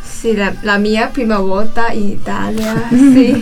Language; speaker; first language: Italian; non-native, learner; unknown